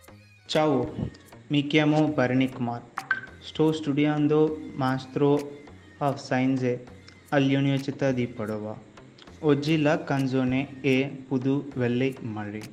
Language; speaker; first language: Italian; non-native, learner; Tamil